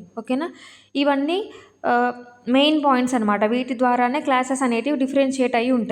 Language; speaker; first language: Telugu; native; Telugu